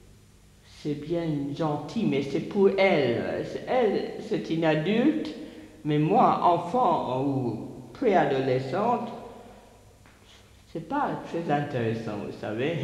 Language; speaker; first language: French; non-native, fluent; English